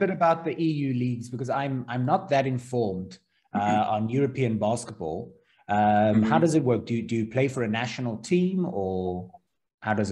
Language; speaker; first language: English; native; English